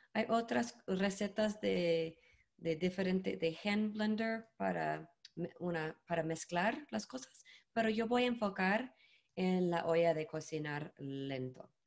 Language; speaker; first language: Spanish; non-native, learner; English